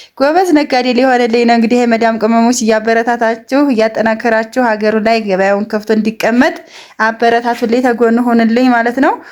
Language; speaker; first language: Amharic; native; Amharic